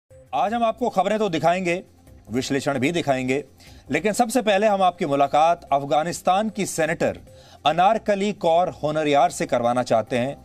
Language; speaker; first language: Hindi; native; Hindi